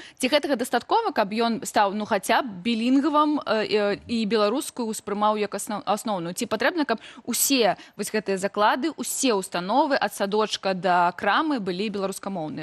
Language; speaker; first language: Belarusian; native; Belarusian